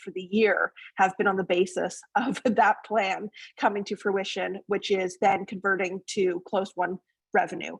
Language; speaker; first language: English; native; English